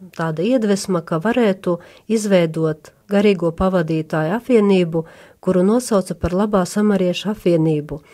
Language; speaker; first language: Latvian; native; Latvian